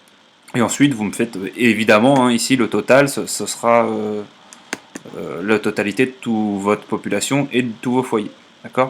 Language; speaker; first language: French; native; French